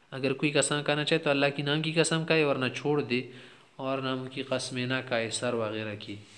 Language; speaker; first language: Urdu; non-native, local second language; Pashto